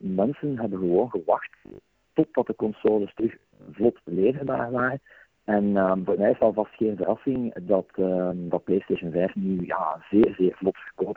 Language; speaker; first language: Dutch; native; Dutch